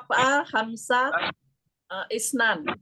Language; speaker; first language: Arabic; non-native, learner; Indonesian